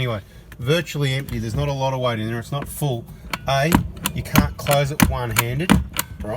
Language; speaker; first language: English; native; English